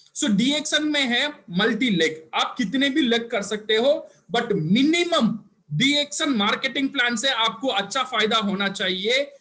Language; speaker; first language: Hindi; non-native, local second language; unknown